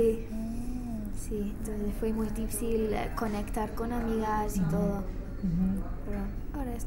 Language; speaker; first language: Spanish; non-native, learner; English